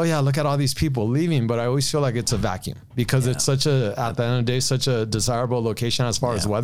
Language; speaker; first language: English; native; English